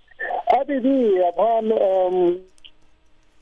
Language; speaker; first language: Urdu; non-native, fluent; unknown